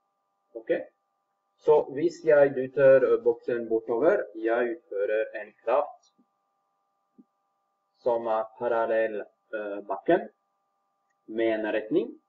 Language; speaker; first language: Norwegian; non-native, fluent; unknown